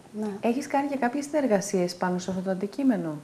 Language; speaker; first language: Greek; native; Greek